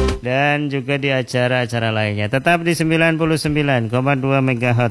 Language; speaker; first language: Indonesian; native; Indonesian